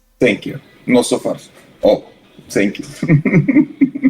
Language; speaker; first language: English; non-native, learner; Russian